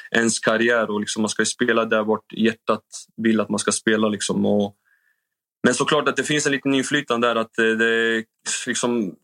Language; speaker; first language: Swedish; native; Swedish